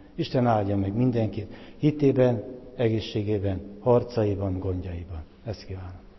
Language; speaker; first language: Hungarian; native; Hungarian